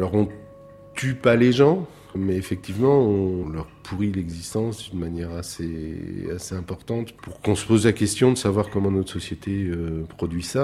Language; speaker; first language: French; native; French